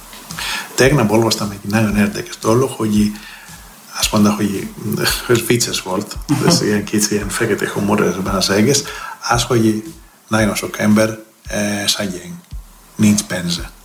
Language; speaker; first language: Hungarian; non-native, fluent; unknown